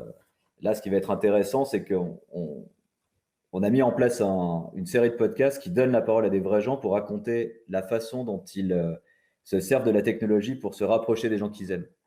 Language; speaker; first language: French; native; French